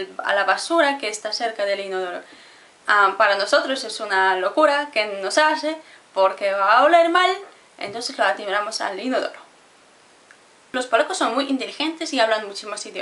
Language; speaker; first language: Spanish; non-native, fluent; Polish